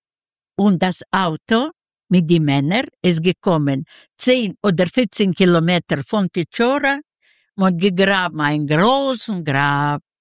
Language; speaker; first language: German; non-native, learner; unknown